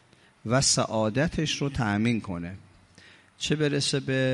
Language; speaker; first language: Persian; native; Persian